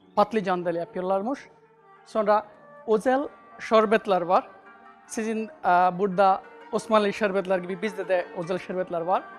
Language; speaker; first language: Turkish; non-native, learner; Bangla